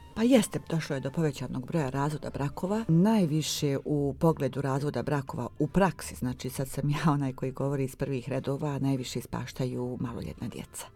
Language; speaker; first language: Croatian; native; Croatian